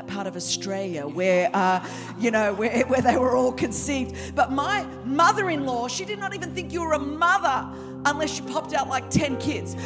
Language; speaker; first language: English; native; English